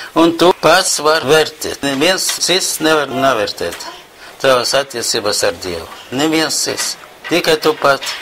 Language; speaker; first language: Latvian; non-native, local second language; Russian